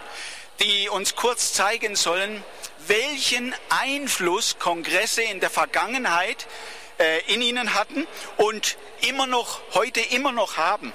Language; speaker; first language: German; native; German